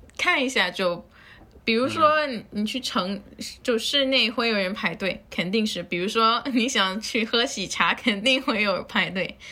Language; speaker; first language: Chinese; non-native, fluent; Spanish